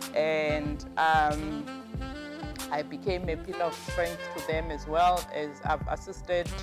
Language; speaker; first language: English; non-native, local second language; Venda